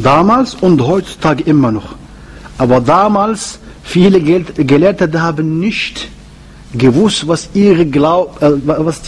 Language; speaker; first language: German; non-native, learner; Arabic